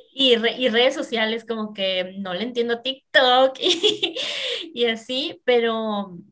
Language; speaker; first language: Spanish; native; Spanish